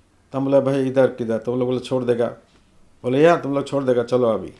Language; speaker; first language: Hindi; non-native, learner; Bangla